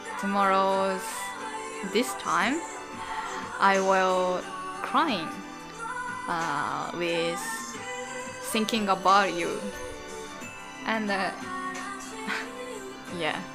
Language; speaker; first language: English; non-native, learner; Japanese